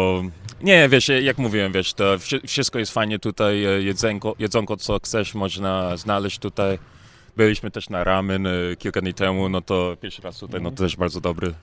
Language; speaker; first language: Polish; early bilingual, heritage; English